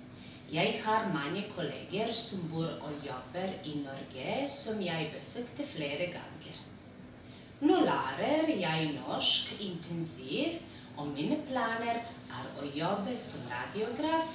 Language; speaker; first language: Norwegian; non-native, learner; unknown